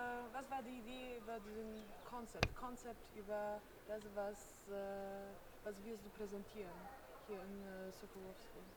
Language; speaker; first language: German; non-native, learner; Polish